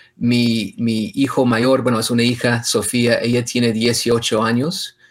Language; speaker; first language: Spanish; non-native, fluent; English